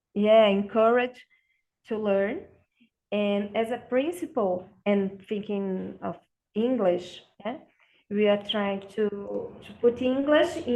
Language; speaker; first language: English; non-native, learner; Portuguese